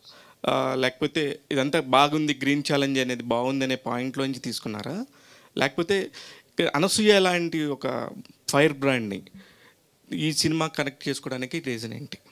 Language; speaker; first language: Telugu; native; Telugu